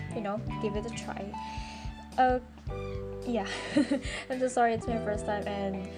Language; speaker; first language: English; non-native, local second language; Cebuano